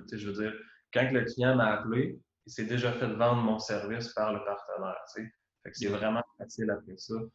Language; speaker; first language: French; native; French